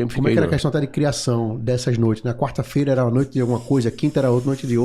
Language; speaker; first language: Portuguese; native; Portuguese